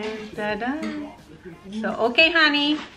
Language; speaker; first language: English; non-native, local second language; Bikol